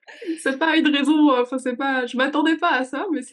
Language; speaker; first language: French; native; French